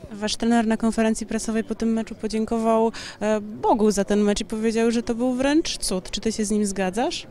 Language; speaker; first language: Polish; native; Polish